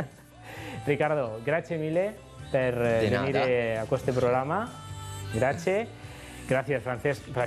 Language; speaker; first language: Italian; non-native, learner; Spanish